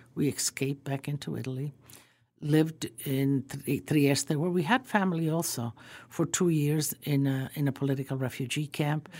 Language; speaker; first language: English; early bilingual, other home language; Croatian